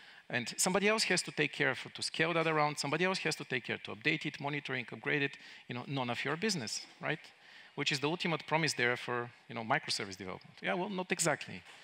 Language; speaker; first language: English; non-native, fluent; Bulgarian